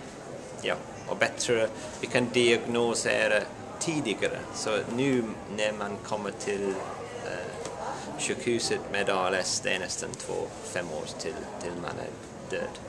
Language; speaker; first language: Swedish; non-native, learner; English